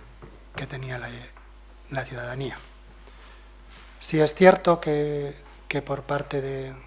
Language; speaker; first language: Spanish; non-native, local second language; Basque